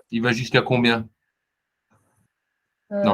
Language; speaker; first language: French; native; French